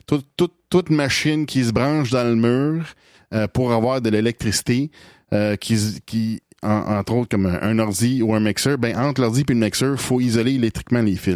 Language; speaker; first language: French; native; French